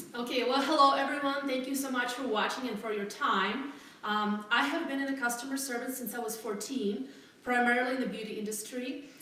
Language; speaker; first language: English; non-native, fluent; Russian